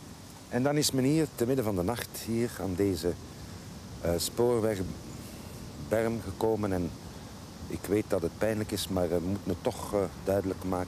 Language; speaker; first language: Dutch; native; Dutch